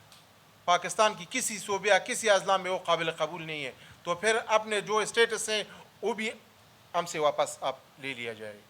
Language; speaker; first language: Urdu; early bilingual, other home language; Pashto